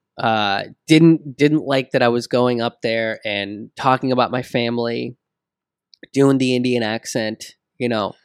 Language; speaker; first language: English; early bilingual, other home language; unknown